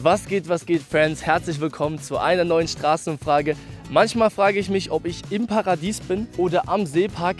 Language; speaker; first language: German; native; German